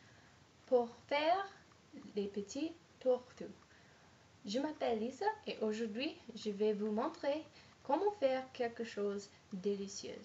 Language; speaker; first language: French; non-native, learner; English